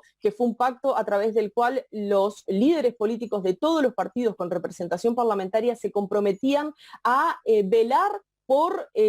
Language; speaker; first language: Spanish; native; Spanish